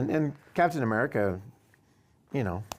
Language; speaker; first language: English; native; English